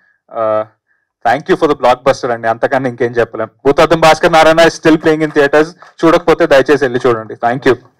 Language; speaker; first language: Telugu; native; Telugu